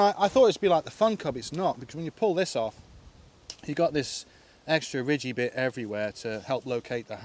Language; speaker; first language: English; native; English